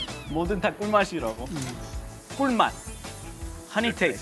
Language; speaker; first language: Korean; non-native, fluent; English